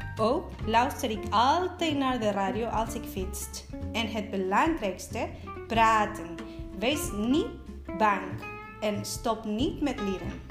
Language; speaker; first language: Dutch; non-native, fluent; Spanish